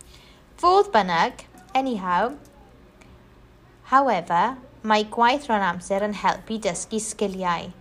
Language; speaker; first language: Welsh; non-native, local second language; English